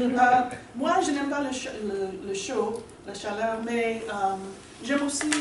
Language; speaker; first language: French; non-native, learner; English